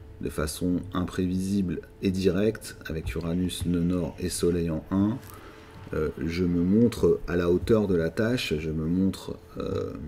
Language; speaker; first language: French; native; French